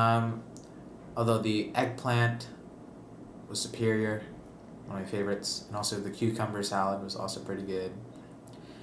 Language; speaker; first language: English; non-native, local second language; Filipino